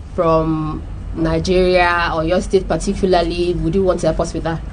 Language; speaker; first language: English; non-native, local second language; Yoruba